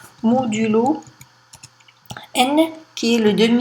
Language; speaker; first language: French; non-native, local second language; Arabic